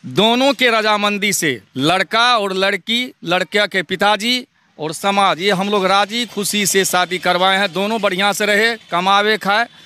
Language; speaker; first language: Hindi; native; Hindi